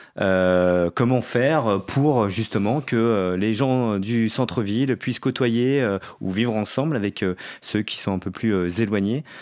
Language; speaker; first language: French; native; French